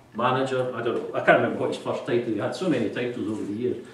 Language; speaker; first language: English; native; English